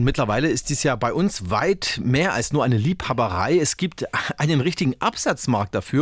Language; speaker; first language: German; native; German